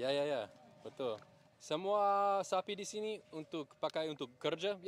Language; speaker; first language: Indonesian; non-native, learner; English